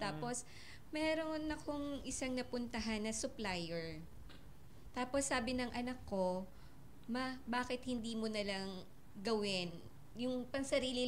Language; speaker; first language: Filipino; native; Filipino